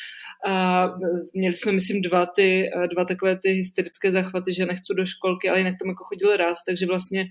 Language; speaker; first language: Czech; native; Czech